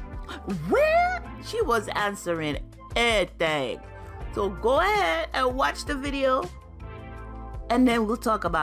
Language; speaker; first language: English; native; English